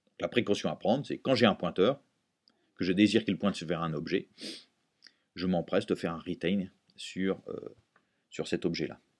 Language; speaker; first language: French; native; French